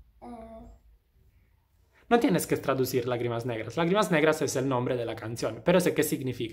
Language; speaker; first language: Spanish; non-native, fluent; Italian